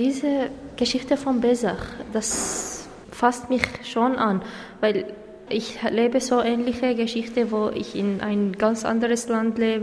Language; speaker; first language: German; non-native, learner; Arabic